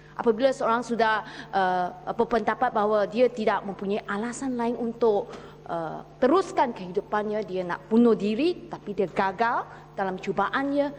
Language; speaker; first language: Malay; native; Malay